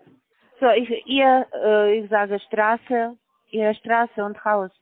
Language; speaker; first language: German; non-native, learner; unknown